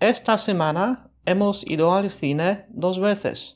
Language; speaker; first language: Spanish; non-native, fluent; Polish